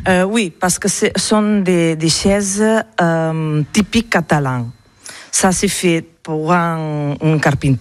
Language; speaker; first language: French; non-native, learner; Catalan